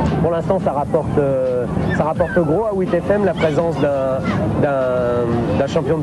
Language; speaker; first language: French; native; French